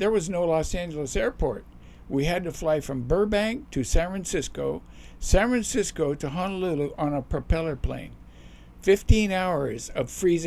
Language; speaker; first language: English; native; English